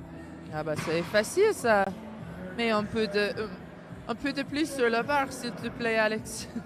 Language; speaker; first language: French; non-native, fluent; English